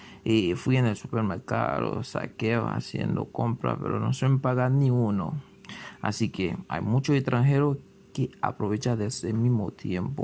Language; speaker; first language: Spanish; non-native, learner; Haitian Creole